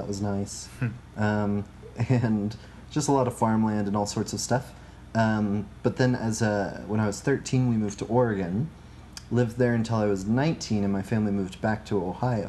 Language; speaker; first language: English; native; English